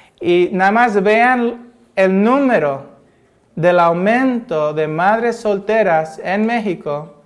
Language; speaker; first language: Spanish; early bilingual, heritage; Spanish